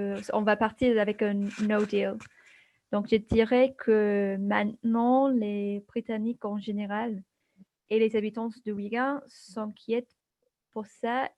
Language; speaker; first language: French; non-native, fluent; English